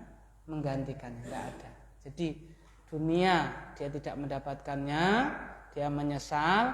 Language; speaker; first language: Indonesian; native; Indonesian